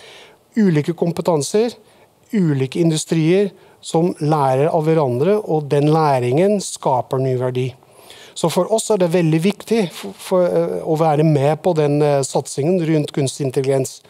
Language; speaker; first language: Norwegian; non-native, fluent; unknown